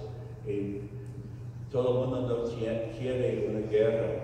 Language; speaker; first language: Spanish; non-native, fluent; English